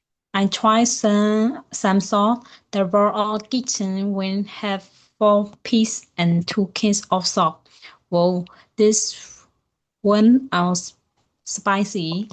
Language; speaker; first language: English; non-native, learner; Burmese